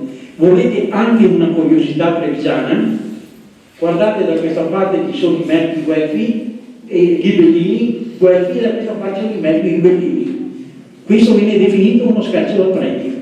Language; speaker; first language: Italian; native; Italian